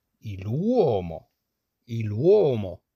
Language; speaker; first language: Italian; non-native, fluent; Arabic